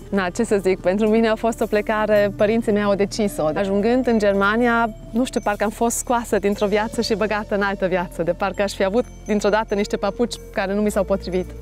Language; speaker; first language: Romanian; non-native, local second language; German